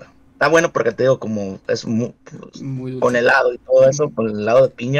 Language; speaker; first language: Spanish; native; Spanish